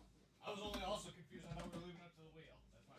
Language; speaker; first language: English; native; English